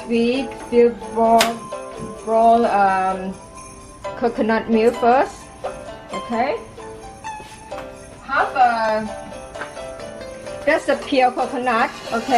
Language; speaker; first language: English; non-native, learner; Thai